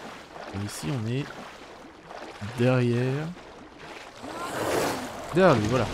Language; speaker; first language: French; native; French